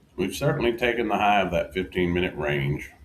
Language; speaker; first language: English; native; English